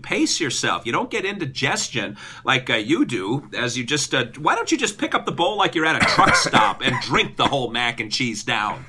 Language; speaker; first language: English; native; English